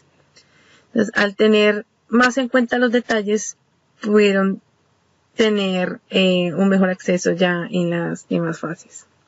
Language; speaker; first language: Spanish; native; Spanish